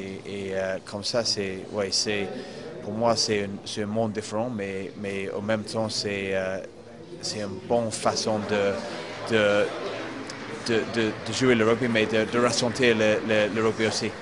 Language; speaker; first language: French; non-native, fluent; English